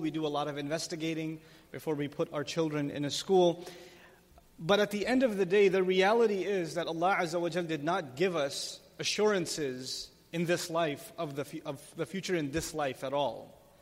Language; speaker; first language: English; native; English